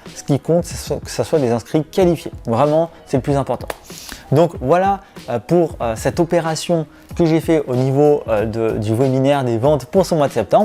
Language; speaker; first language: French; native; French